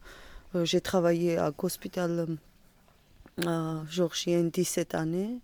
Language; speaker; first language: French; non-native, learner; Georgian